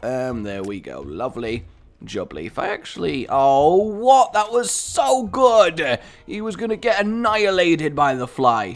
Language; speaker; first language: English; native; English